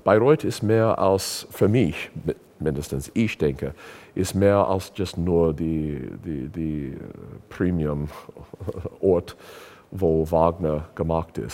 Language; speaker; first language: German; non-native, learner; English